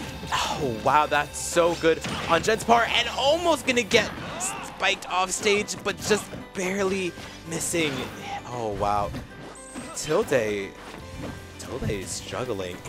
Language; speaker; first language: English; native; English